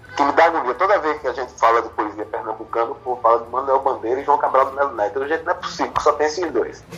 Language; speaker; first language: Portuguese; native; Portuguese